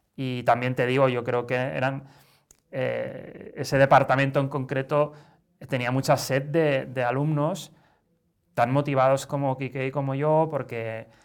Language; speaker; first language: Spanish; native; Spanish